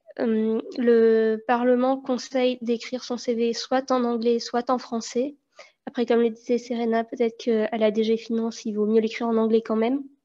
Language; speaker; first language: French; native; French